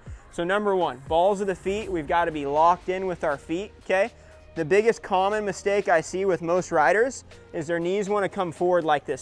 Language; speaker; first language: English; native; English